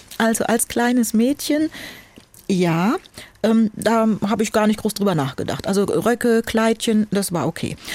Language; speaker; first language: German; native; German